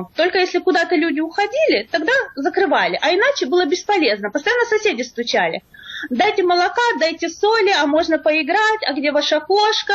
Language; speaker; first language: Russian; native; Russian